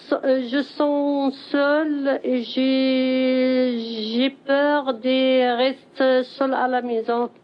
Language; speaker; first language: French; non-native, learner; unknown